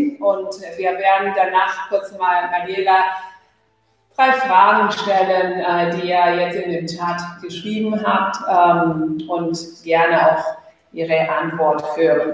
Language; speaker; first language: German; non-native, fluent; Spanish